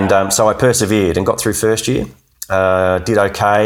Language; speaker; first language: English; native; English